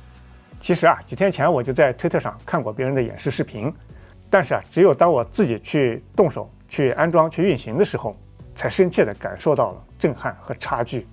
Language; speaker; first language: Chinese; native; Chinese